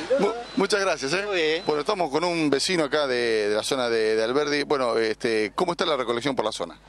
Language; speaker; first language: Spanish; native; Spanish